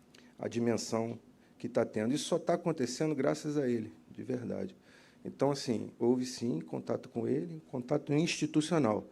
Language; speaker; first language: Portuguese; native; Portuguese